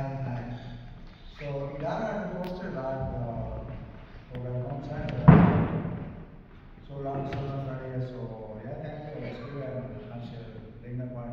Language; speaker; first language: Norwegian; non-native, learner; Urdu